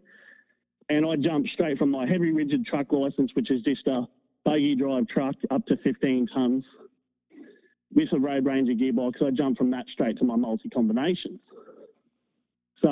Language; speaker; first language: English; native; English